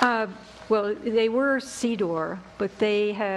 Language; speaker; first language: English; native; English